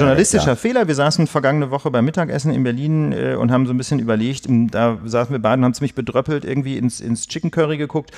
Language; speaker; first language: German; native; German